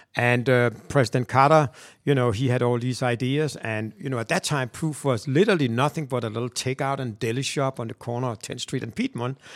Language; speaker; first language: English; non-native, fluent; Danish